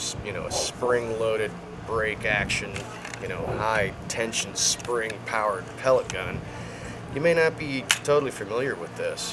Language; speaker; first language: English; native; English